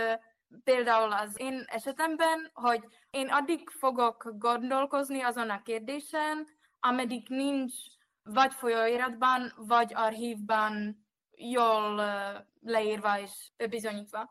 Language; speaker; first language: Hungarian; non-native, fluent; Czech